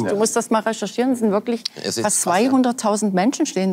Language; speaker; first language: German; native; German